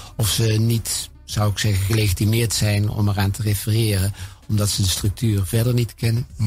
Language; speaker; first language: Dutch; native; Dutch